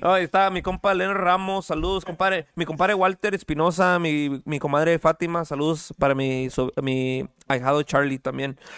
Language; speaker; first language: Spanish; early bilingual, heritage; Spanish